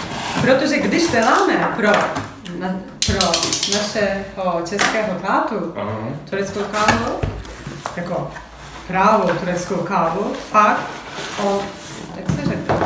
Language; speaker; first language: Czech; non-native, learner; Turkish